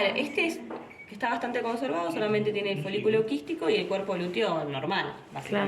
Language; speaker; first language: Spanish; native; Spanish